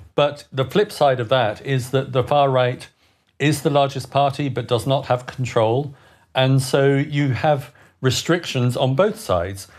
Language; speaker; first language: English; native; English